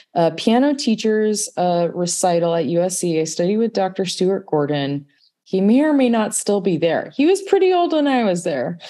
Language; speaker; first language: English; native; English